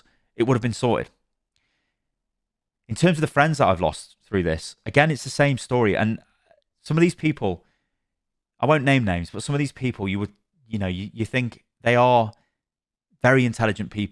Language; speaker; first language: English; native; English